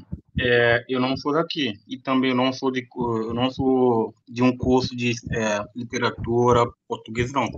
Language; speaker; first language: Portuguese; non-native, fluent; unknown